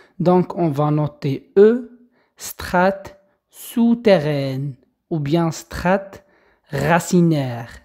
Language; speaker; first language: French; non-native, local second language; Arabic